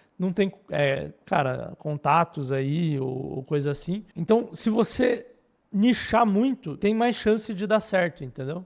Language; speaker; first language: Portuguese; native; Portuguese